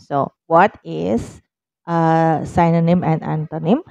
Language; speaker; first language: English; non-native, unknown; Indonesian